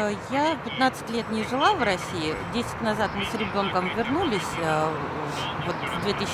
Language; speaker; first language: Russian; native; Russian